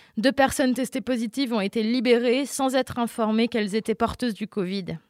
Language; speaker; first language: French; native; French